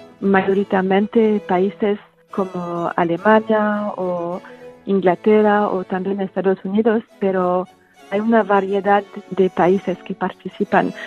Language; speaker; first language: Spanish; non-native, fluent; French